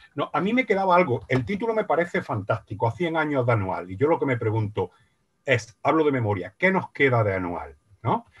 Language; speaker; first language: Spanish; native; Spanish